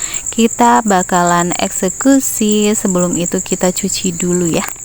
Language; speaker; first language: Indonesian; native; Indonesian